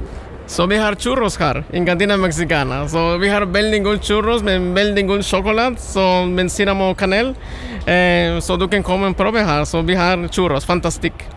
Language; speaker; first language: Norwegian; non-native, learner; Spanish